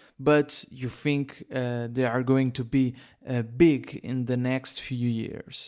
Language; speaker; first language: English; non-native, learner; Portuguese